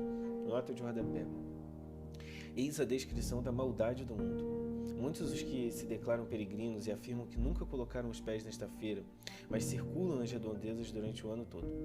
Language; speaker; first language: Portuguese; native; Portuguese